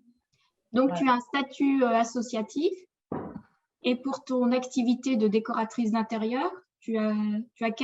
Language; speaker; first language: French; native; French